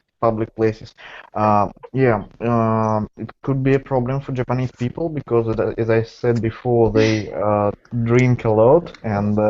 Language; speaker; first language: English; non-native, fluent; Russian